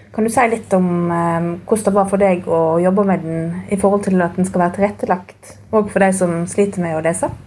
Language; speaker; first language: Norwegian; native; Norwegian